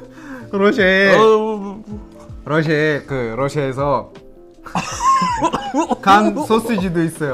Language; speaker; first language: Korean; non-native, learner; Russian